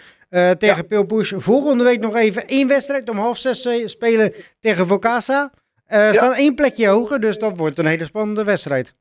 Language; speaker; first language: Dutch; native; Dutch